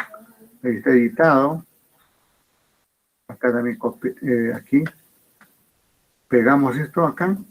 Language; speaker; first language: Spanish; native; Spanish